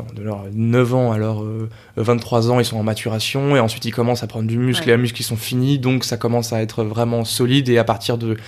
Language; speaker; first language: French; native; French